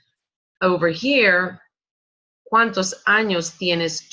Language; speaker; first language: Spanish; non-native, fluent; English